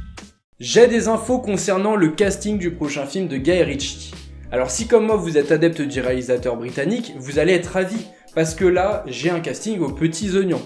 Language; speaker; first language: French; native; French